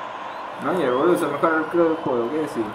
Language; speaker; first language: Spanish; native; Spanish